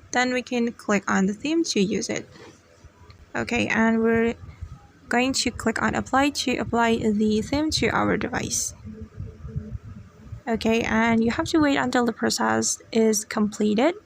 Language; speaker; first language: English; non-native, fluent; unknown